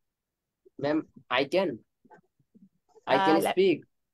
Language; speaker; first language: English; non-native, learner; Bangla